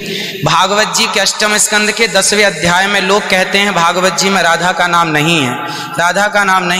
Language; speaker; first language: Hindi; native; Hindi